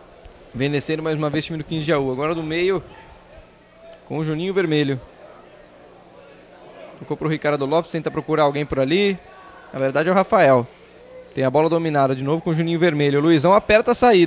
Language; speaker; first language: Portuguese; native; Portuguese